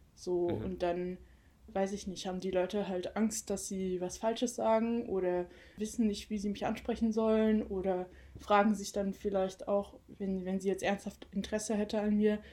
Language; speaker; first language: German; native; German